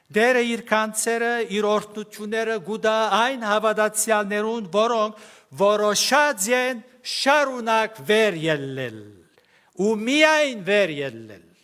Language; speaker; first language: Armenian; early bilingual, heritage; Armenian